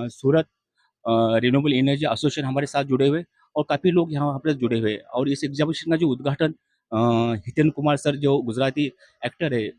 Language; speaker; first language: Hindi; non-native, local second language; Marathi